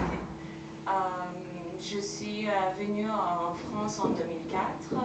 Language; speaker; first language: French; non-native, fluent; Persian